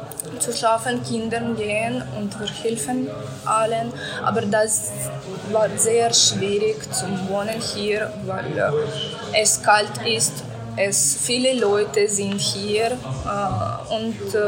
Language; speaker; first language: German; non-native, learner; Ukrainian